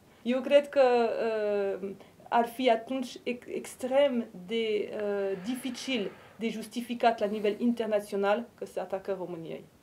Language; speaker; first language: Romanian; non-native, fluent; French